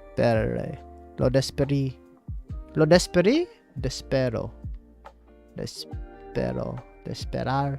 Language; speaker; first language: Spanish; non-native, learner; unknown